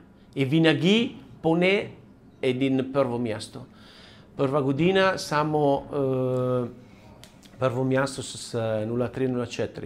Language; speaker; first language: Bulgarian; non-native, learner; Italian